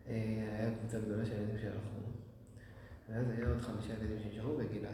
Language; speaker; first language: Hebrew; native; Hebrew